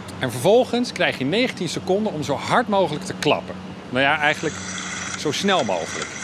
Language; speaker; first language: Dutch; native; Dutch